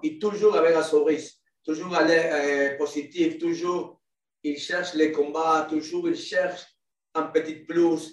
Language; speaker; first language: French; non-native, learner; Spanish